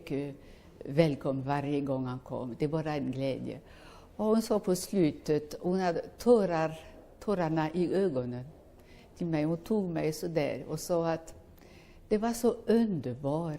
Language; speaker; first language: Swedish; non-native, fluent; French